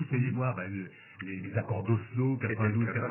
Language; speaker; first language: French; native; French